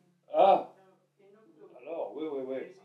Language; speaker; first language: French; non-native, learner; English